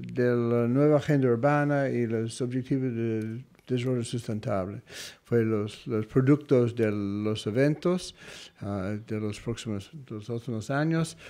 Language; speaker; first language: Spanish; non-native, fluent; English